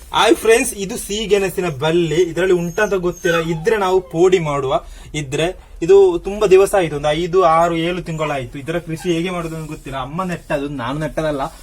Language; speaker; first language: Kannada; native; Kannada